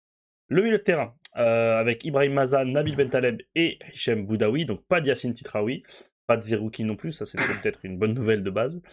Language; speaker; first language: French; native; French